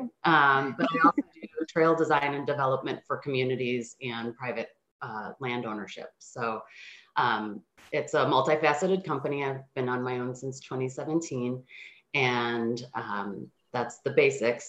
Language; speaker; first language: English; native; English